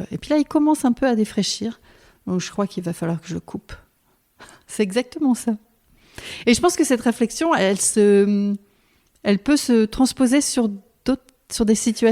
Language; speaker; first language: French; native; French